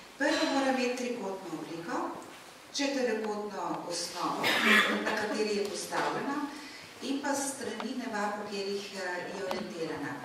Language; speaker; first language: Slovenian; native; Slovenian